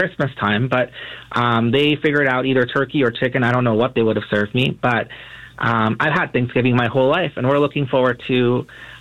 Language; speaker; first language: English; native; English